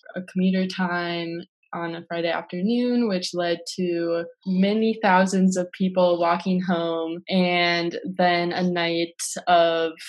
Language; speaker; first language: English; native; English